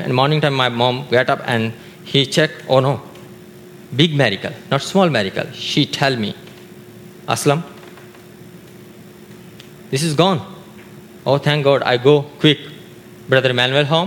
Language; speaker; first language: English; non-native, learner; Urdu